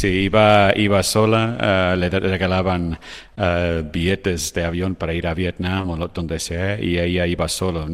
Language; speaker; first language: Spanish; non-native, fluent; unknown